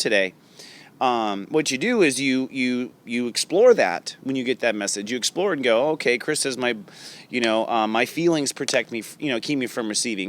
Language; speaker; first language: English; native; English